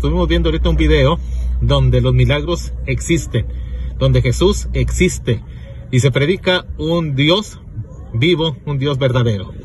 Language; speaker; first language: Spanish; native; Spanish